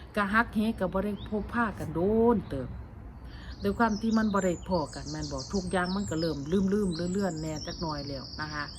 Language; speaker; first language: Thai; native; Thai